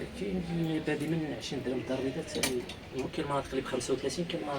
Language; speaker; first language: Arabic; native; Arabic